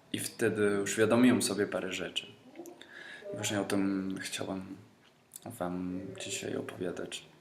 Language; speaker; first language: Polish; non-native, fluent; Spanish